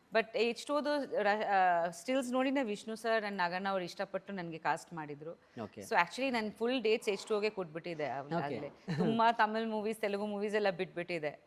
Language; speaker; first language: Kannada; non-native, fluent; Bangla